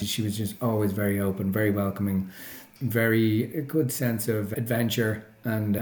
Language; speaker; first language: English; native; English